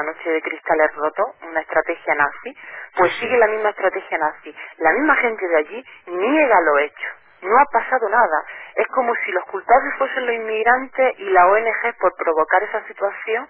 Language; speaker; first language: Spanish; native; Spanish